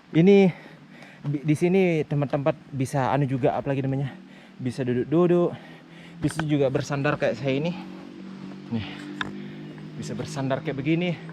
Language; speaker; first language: Indonesian; non-native, local second language; Buginese